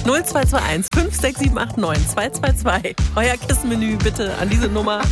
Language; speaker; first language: German; native; German